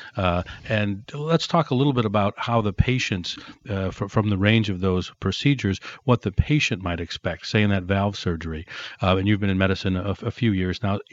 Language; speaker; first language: English; native; English